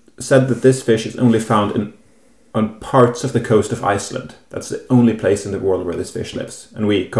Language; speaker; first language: English; non-native, fluent; Norwegian